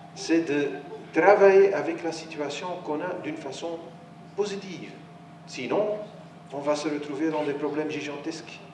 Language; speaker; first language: French; non-native, local second language; Dutch